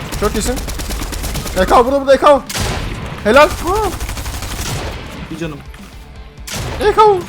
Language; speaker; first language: Turkish; native; Turkish